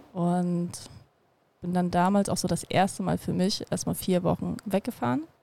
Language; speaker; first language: German; early bilingual, other home language; Russian